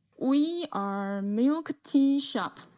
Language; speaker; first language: English; non-native, learner; Chinese